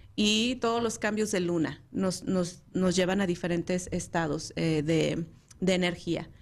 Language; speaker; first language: Spanish; native; Spanish